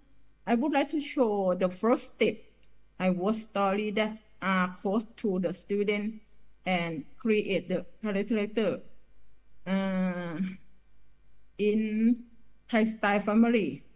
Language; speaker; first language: English; non-native, learner; Thai